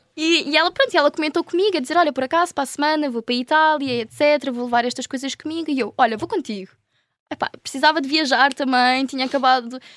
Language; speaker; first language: Portuguese; early bilingual, other home language; Ukrainian